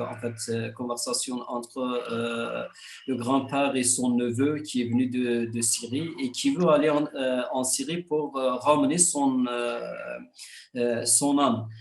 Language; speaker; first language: French; non-native, fluent; Kurdish